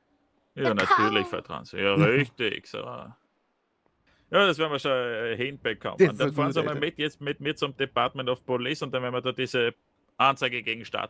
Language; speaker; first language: German; native; German